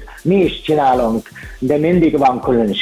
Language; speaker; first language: Hungarian; non-native, learner; Chinese